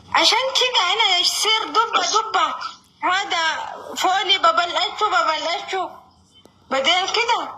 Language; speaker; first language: Arabic; non-native, learner; Oromo